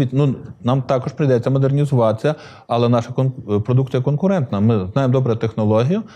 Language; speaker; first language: Ukrainian; native; Ukrainian